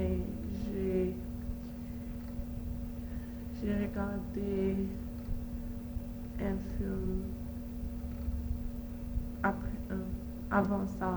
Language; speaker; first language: French; non-native, learner; Arabic